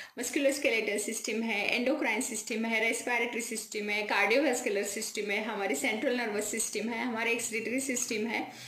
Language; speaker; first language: Hindi; non-native, local second language; Marathi